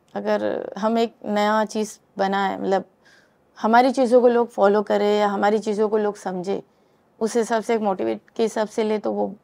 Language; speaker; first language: Hindi; native; Hindi